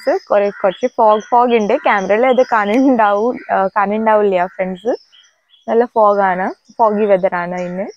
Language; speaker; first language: Malayalam; non-native, learner; Hindi